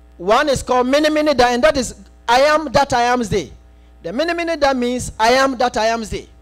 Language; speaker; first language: English; non-native, local second language; Akan